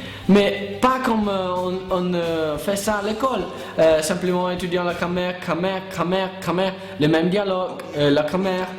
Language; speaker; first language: French; non-native, learner; Italian